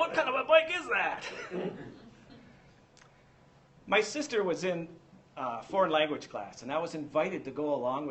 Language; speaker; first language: English; native; English